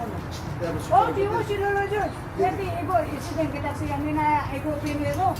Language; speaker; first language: Greek; non-native, learner; Filipino